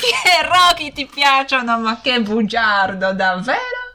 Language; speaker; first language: Italian; non-native, fluent; Polish